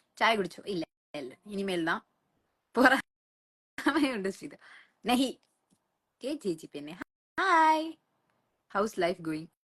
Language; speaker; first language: Malayalam; non-native, local second language; Tamil